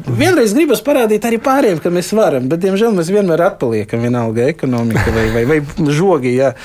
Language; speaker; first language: Latvian; non-native, local second language; Russian